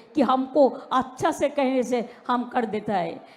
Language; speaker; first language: Hindi; non-native, local second language; Bangla